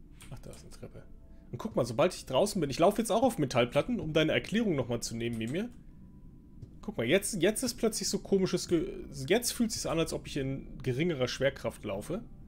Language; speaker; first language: German; native; German